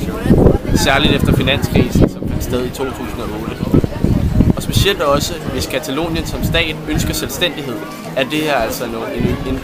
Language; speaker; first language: Danish; native; Danish